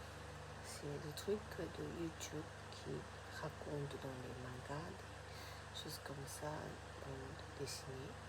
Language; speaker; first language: French; non-native, fluent; Japanese